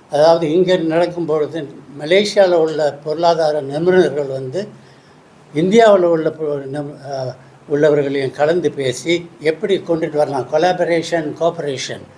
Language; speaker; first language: Tamil; native; Tamil